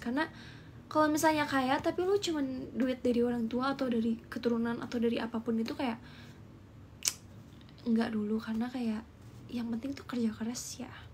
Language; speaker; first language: Indonesian; native; Indonesian